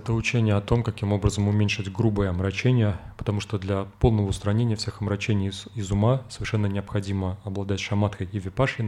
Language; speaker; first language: Russian; native; Russian